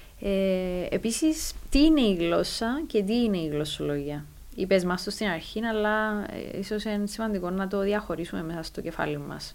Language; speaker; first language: Greek; native; Greek